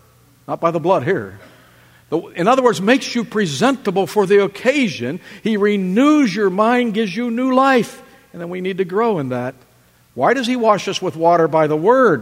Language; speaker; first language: English; native; English